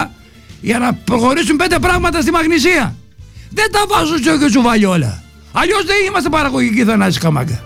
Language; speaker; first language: Greek; native; Greek